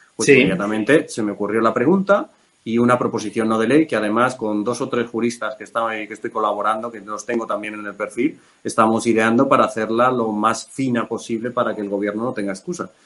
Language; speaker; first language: Spanish; native; Spanish